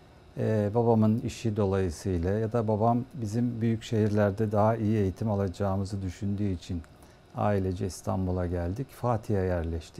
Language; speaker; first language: Turkish; native; Turkish